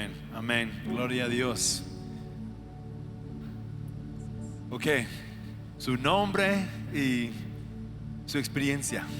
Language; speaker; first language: Spanish; non-native, fluent; English